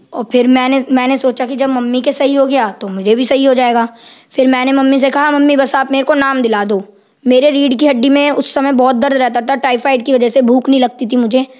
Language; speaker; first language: Hindi; native; Hindi